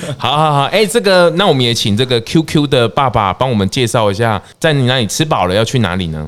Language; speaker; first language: Chinese; native; Chinese